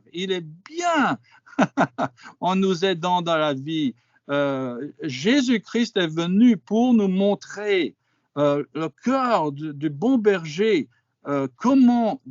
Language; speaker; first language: French; non-native, fluent; English